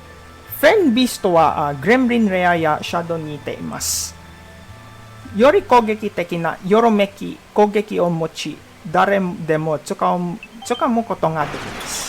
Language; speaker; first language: Japanese; non-native, learner; Filipino